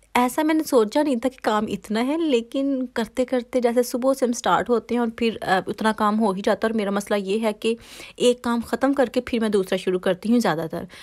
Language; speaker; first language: Urdu; native; Urdu